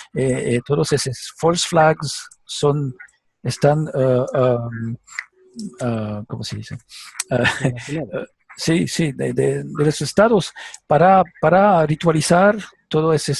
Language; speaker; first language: Spanish; non-native, learner; French